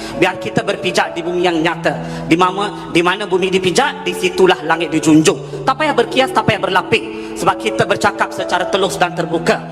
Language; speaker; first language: Malay; non-native, local second language; Tamil